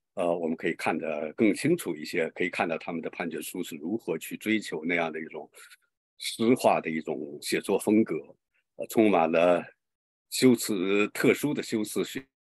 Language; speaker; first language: Chinese; native; Chinese